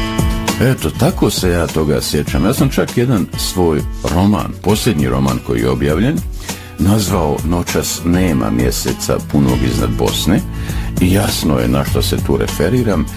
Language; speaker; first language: Bosnian; native; Bosnian